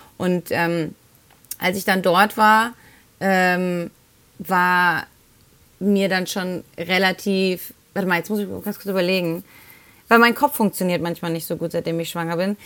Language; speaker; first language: German; early bilingual, other home language; Spanish